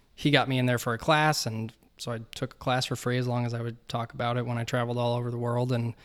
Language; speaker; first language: English; native; English